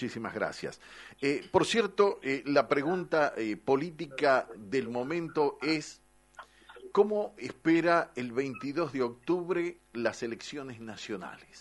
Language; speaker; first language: Spanish; native; Spanish